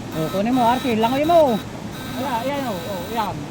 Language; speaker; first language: Filipino; native; Filipino